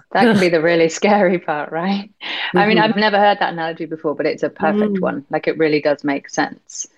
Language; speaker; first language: English; native; English